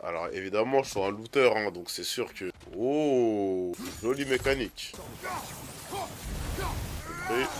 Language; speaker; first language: French; native; French